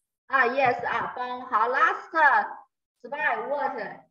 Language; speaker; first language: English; non-native, learner; Chinese